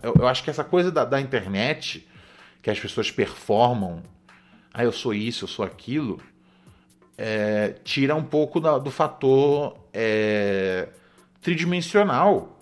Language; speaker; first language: Portuguese; native; Portuguese